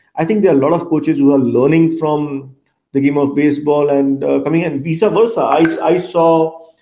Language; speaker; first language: English; non-native, local second language; Bangla